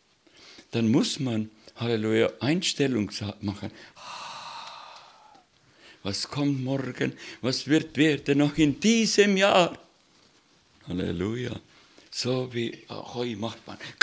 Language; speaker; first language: German; non-native, learner; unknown